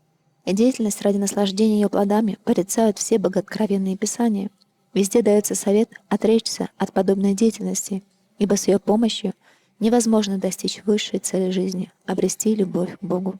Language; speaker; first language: Russian; native; Russian